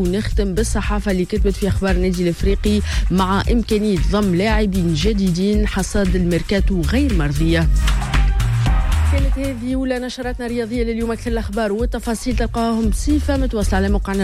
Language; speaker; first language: Arabic; native; Arabic